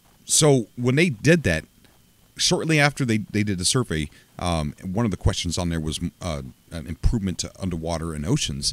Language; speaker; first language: English; native; English